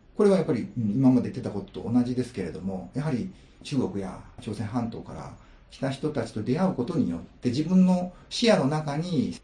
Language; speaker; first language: Japanese; native; Japanese